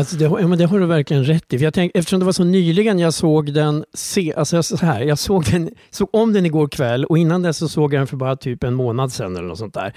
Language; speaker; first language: Swedish; native; Swedish